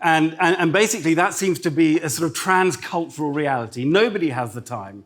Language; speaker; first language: English; native; English